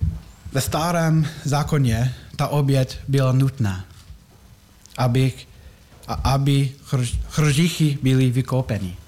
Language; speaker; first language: Czech; non-native, learner; English